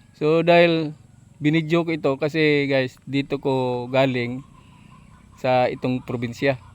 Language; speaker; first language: Filipino; non-native, local second language; Hiligaynon